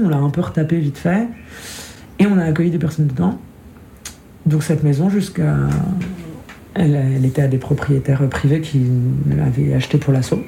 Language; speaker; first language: French; native; French